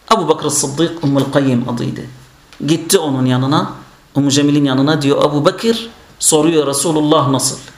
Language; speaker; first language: Turkish; non-native, fluent; Arabic